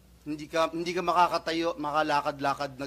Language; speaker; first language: Filipino; native; Filipino